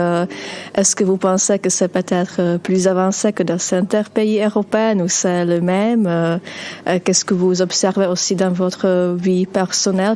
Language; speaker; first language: French; non-native, learner; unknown